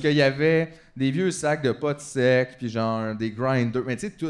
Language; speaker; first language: French; native; French